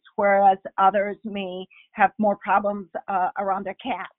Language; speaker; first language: English; non-native, fluent; Spanish